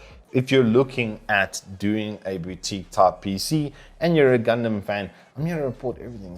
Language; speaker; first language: English; native; English